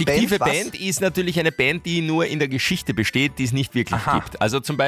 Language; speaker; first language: German; native; German